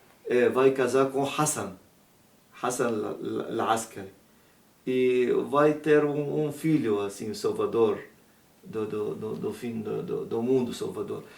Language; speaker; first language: Portuguese; non-native, learner; Arabic